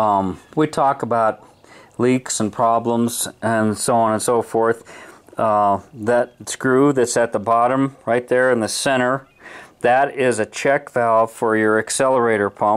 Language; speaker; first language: English; native; English